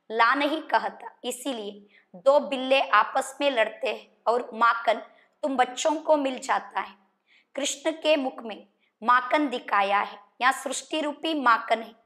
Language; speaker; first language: Hindi; non-native, local second language; Kannada